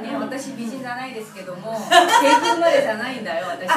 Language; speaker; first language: Japanese; non-native, fluent; Korean